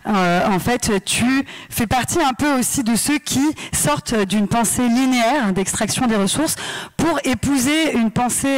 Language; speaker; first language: French; native; French